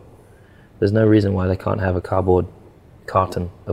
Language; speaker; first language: English; native; English